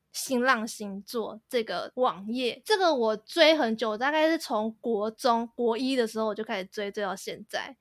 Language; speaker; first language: Chinese; native; Chinese